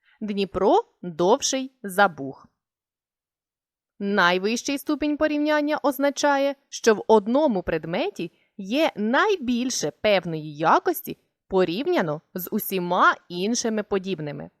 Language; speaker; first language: Ukrainian; native; Ukrainian